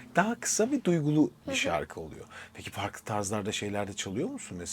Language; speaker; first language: Turkish; native; Turkish